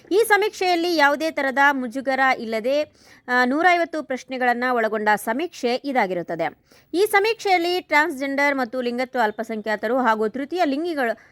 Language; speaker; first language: Kannada; native; Kannada